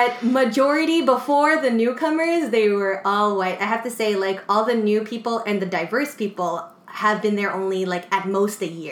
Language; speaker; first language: English; native; English